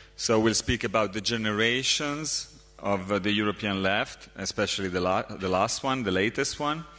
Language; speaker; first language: English; non-native, fluent; Italian